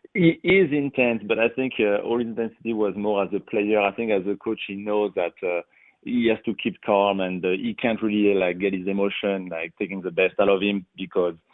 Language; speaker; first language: English; non-native, fluent; French